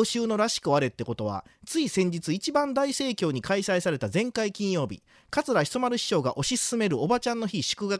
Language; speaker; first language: Japanese; native; Japanese